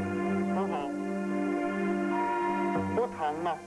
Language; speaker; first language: Chinese; non-native, fluent; English